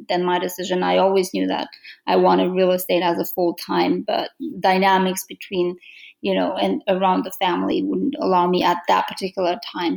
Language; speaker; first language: English; non-native, fluent; Romanian